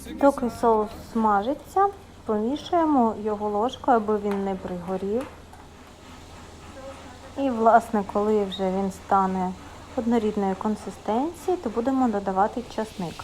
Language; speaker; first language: Ukrainian; native; Ukrainian